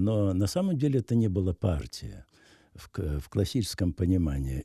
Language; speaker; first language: Russian; native; Russian